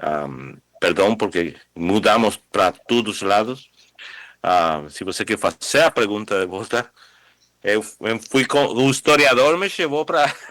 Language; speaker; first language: Portuguese; non-native, fluent; Spanish